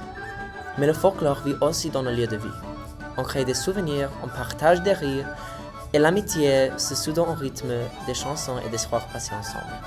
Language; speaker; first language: French; native; French